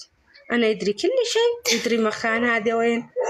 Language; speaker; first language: Arabic; non-native, learner; Oromo